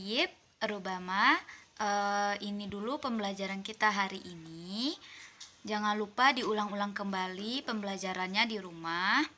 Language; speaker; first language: Indonesian; native; Indonesian